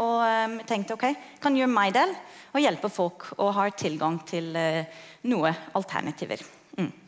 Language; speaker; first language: Norwegian; non-native, fluent; English